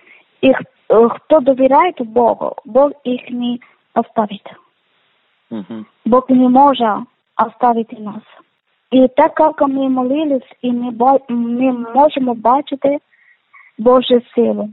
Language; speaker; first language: Ukrainian; non-native, learner; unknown